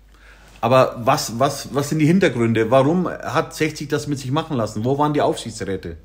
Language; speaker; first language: German; native; German